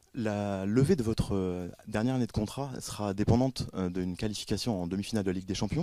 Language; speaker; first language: French; native; French